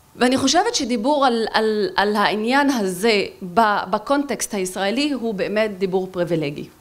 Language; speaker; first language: Hebrew; non-native, local second language; Arabic